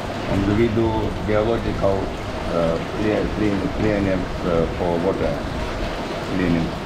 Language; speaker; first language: English; non-native, learner; Russian